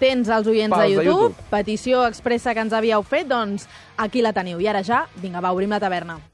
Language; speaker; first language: Catalan; native; Catalan